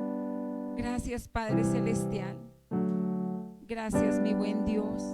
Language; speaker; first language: Spanish; native; Spanish